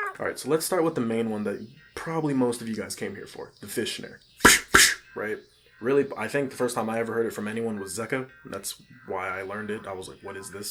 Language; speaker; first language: English; native; English